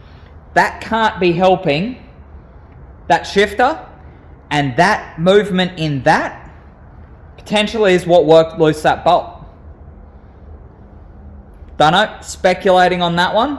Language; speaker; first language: English; native; English